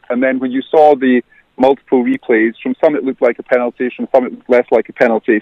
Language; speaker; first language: English; native; English